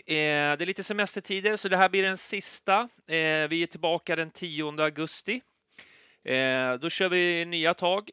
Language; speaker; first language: Swedish; native; Swedish